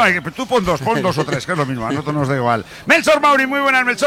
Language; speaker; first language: Spanish; native; Spanish